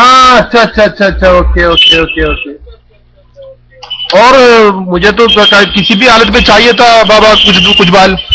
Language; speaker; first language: Hindi; non-native, local second language; Malayalam